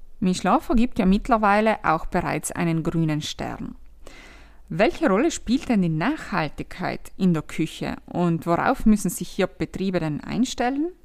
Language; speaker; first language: German; native; German